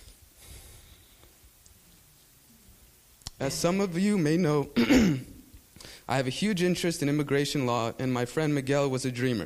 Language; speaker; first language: English; early bilingual, other home language; Spanish